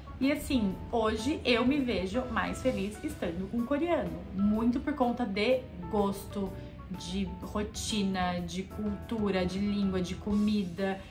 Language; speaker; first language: Portuguese; native; Portuguese